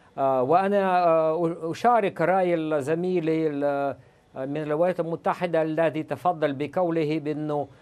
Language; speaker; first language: Arabic; non-native, fluent; Russian